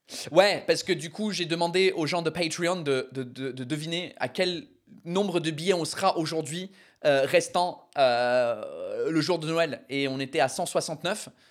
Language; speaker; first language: French; non-native, fluent; English